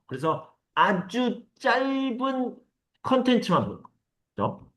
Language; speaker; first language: Korean; native; Korean